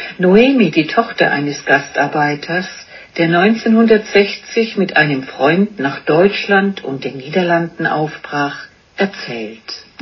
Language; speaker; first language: German; native; German